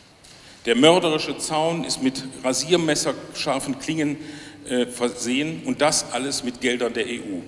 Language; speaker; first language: German; native; German